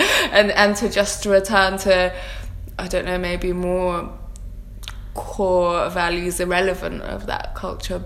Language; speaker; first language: English; native; English